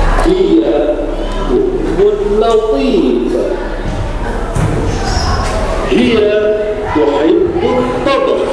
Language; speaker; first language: Arabic; non-native, learner; Indonesian